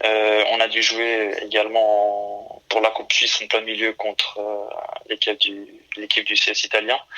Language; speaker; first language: French; early bilingual, other home language; Portuguese